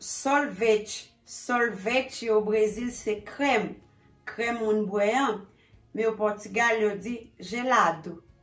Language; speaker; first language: French; non-native, local second language; Haitian Creole